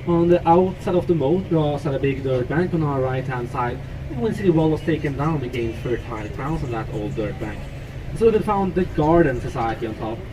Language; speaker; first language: English; non-native, fluent; Swedish